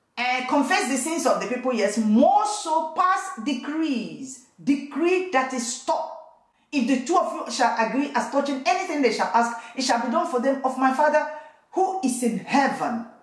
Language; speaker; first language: English; non-native, local second language; Igbo